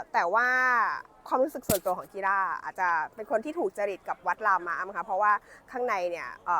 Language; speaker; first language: Thai; native; Thai